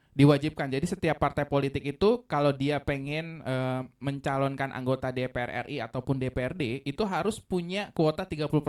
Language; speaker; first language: Indonesian; native; Indonesian